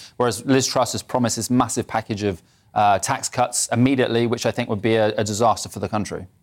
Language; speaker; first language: English; native; English